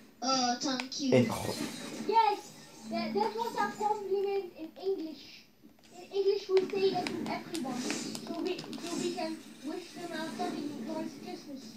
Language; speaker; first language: English; non-native, learner; Spanish